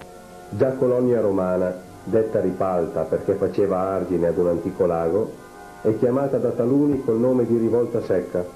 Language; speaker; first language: Italian; native; Italian